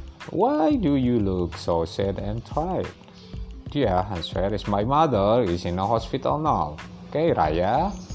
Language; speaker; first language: English; non-native, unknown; Indonesian